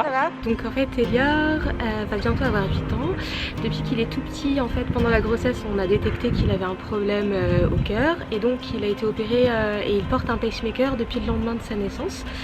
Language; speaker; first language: French; native; French